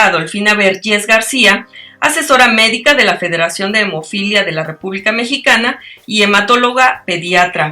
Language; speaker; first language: Spanish; native; Spanish